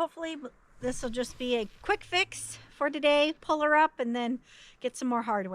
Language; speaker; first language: English; native; English